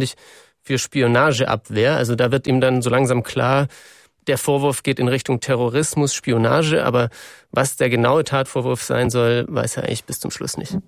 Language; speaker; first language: German; native; German